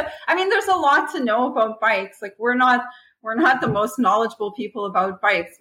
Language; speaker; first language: English; non-native, fluent; French